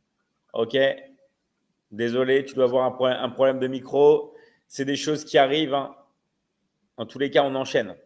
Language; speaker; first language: French; native; French